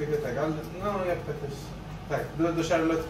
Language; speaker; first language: Polish; non-native, fluent; Persian